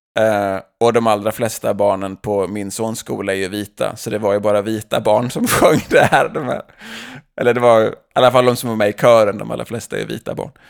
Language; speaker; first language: Swedish; native; Swedish